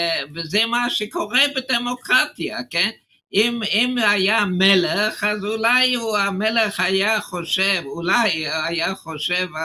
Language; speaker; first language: Hebrew; non-native, fluent; English